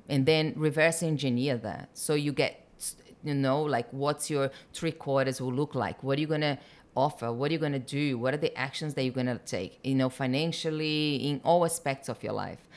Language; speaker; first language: English; non-native, fluent; Portuguese